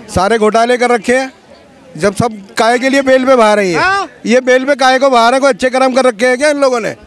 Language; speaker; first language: Hindi; native; Hindi